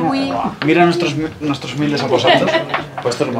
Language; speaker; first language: Spanish; native; Spanish